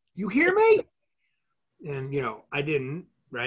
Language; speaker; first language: English; native; English